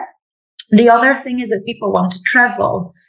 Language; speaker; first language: English; non-native, fluent; Dutch